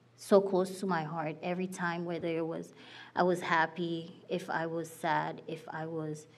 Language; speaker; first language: English; non-native, fluent; Haitian Creole